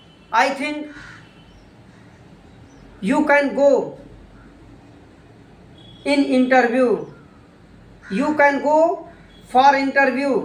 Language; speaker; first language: English; non-native, learner; Hindi